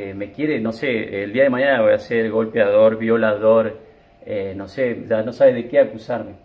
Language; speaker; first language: Spanish; native; Spanish